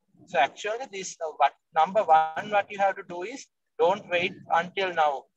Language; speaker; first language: English; non-native, local second language; Sinhala